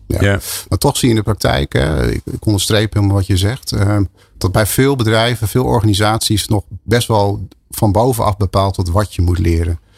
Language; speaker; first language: Dutch; native; Dutch